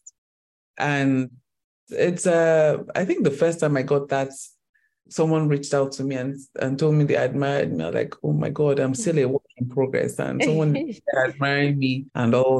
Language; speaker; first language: English; non-native, local second language; Yoruba